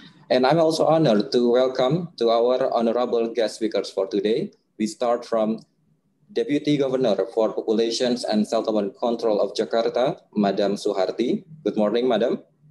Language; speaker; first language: English; non-native, fluent; Indonesian